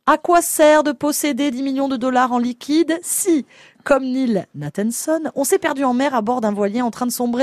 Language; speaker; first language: French; native; French